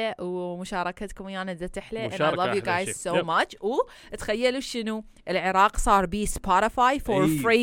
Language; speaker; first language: Arabic; early bilingual, heritage; Arabic